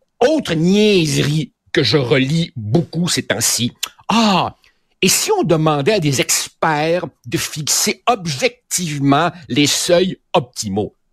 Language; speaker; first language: French; native; French